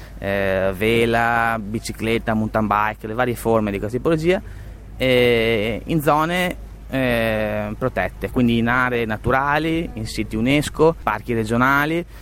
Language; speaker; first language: Italian; native; Italian